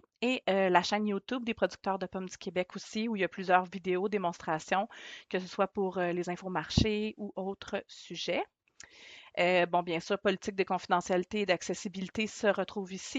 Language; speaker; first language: French; native; French